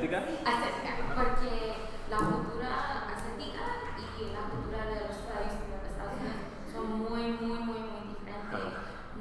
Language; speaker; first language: Spanish; early bilingual, heritage; Spanish